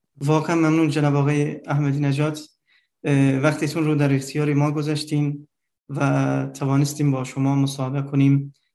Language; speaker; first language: Persian; non-native, fluent; Turkish